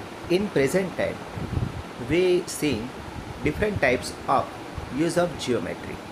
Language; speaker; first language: English; non-native, local second language; Gujarati